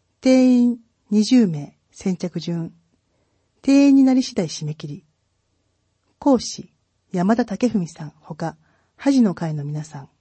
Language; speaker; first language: Japanese; native; Japanese